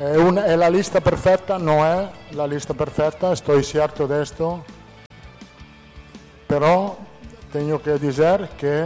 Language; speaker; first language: Portuguese; non-native, fluent; Italian